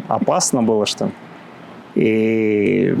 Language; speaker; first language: Russian; native; Russian